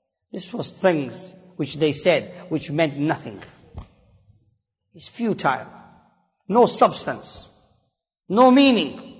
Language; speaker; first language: English; early bilingual, other home language; Urdu